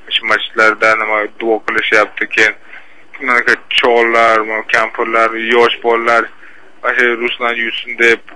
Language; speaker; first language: Uzbek; non-native, local second language; Russian